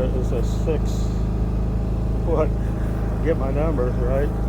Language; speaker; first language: English; native; English